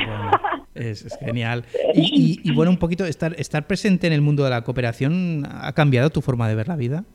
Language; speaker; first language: Spanish; native; Spanish